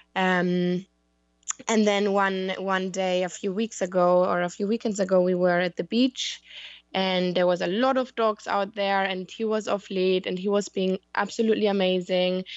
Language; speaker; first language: English; non-native, fluent; German